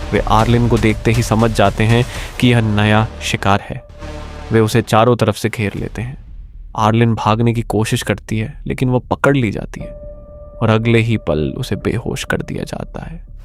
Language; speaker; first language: Hindi; native; Hindi